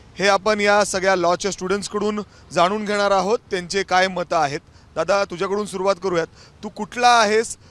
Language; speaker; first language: Marathi; native; Marathi